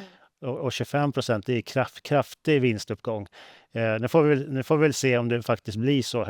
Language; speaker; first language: Swedish; native; Swedish